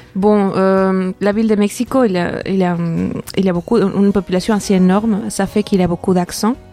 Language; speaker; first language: French; non-native, fluent; Spanish